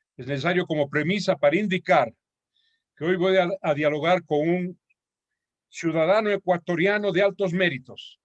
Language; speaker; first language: Spanish; native; Spanish